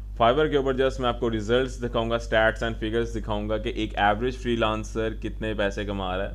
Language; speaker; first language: Urdu; non-native, local second language; Punjabi